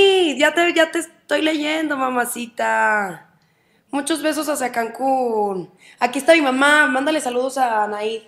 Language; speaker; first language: Spanish; native; Spanish